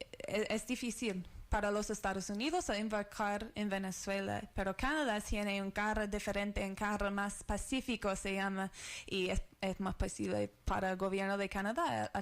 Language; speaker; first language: Spanish; non-native, learner; English